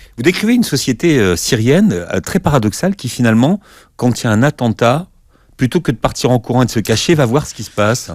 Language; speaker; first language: French; native; French